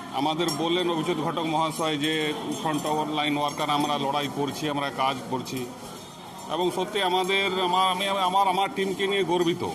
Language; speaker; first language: Bangla; native; Bangla